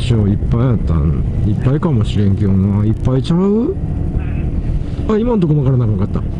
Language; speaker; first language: Japanese; native; Japanese